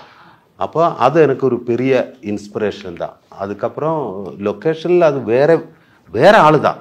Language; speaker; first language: Tamil; non-native, learner; Malayalam